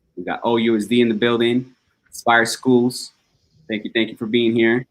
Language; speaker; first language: English; early bilingual, other home language; Spanish